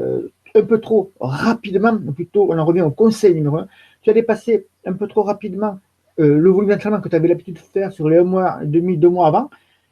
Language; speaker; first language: French; native; French